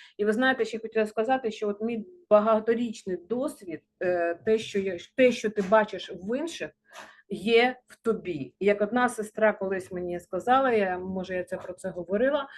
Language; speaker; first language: Ukrainian; non-native, local second language; Russian